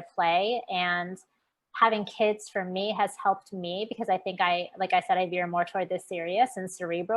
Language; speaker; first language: English; native; English